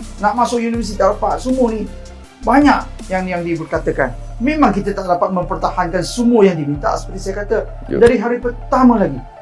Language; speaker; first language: Malay; non-native, local second language; Chinese